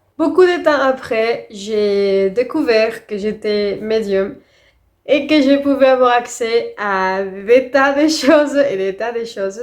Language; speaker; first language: French; non-native, fluent; Spanish